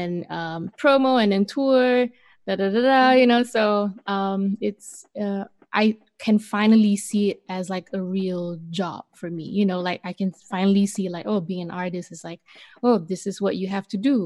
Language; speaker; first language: English; non-native, local second language; Malay